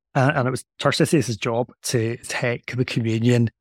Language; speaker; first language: English; native; English